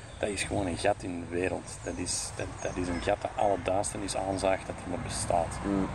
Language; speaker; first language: Dutch; native; Dutch